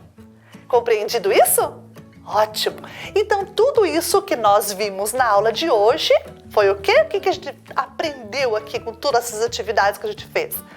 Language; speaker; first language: Portuguese; native; Portuguese